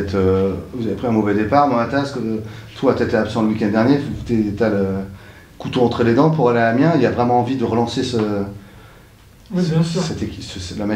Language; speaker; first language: French; native; French